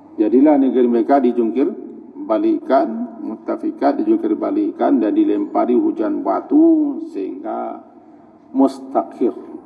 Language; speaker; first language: Malay; non-native, local second language; Minangkabau